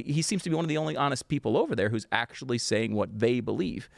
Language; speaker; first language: English; native; English